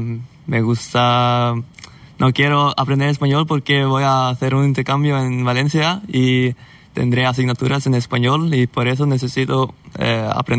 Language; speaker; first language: Spanish; non-native, learner; Norwegian